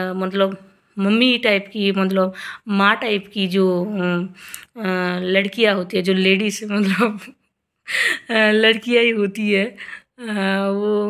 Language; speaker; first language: Hindi; non-native, local second language; Bangla